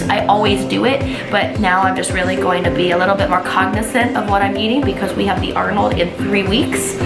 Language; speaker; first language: English; native; English